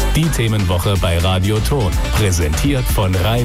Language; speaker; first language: German; native; German